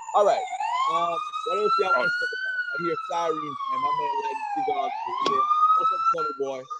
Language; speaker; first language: English; native; English